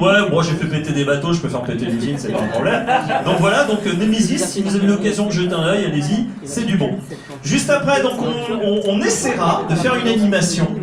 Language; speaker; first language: French; native; French